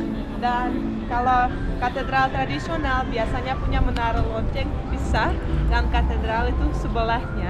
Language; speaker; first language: Indonesian; non-native, fluent; Russian